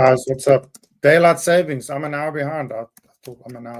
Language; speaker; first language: English; native; English